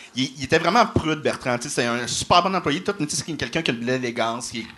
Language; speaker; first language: French; native; French